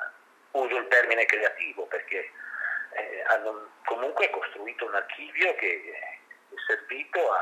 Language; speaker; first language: Italian; native; Italian